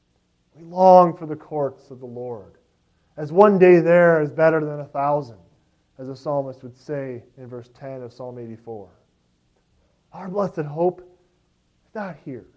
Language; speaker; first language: English; native; English